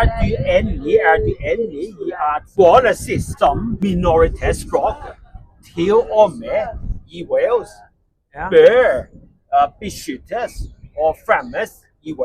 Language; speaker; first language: Norwegian; non-native, learner; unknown